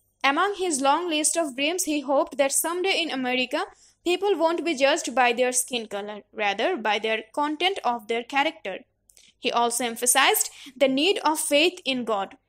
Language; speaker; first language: English; non-native, local second language; Bangla